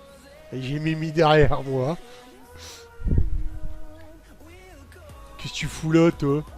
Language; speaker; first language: French; native; French